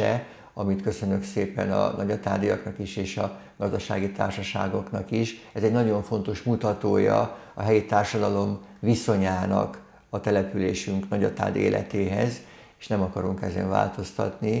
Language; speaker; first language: Hungarian; native; Hungarian